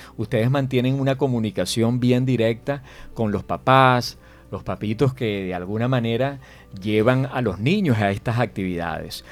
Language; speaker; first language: Spanish; native; Spanish